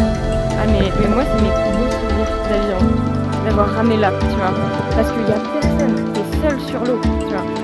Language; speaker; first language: French; native; French